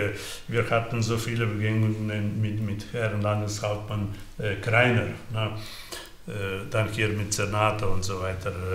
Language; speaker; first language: German; non-native, fluent; Slovenian